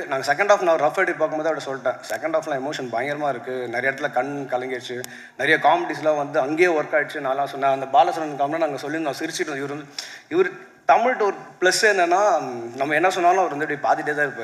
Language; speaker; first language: Tamil; native; Tamil